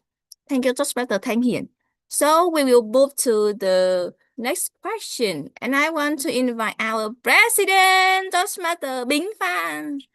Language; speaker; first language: English; non-native, learner; Vietnamese